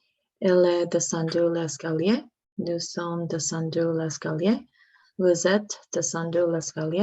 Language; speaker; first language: French; non-native, learner; English